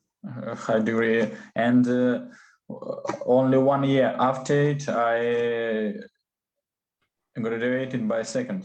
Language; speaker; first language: English; non-native, learner; Russian